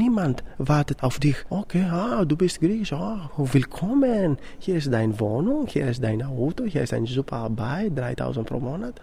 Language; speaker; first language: German; non-native, learner; Greek